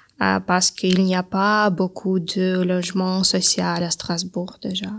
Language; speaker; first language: French; non-native, learner; Russian